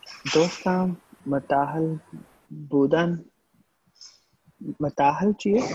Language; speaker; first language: Persian; non-native, learner; Urdu